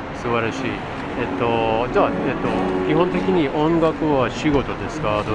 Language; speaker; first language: Japanese; non-native, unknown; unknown